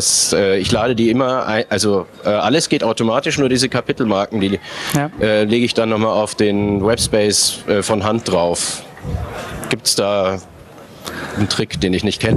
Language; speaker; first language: German; native; German